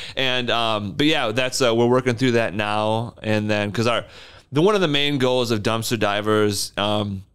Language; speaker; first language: English; native; English